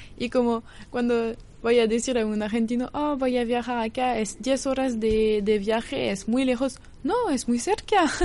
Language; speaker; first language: Spanish; non-native, learner; French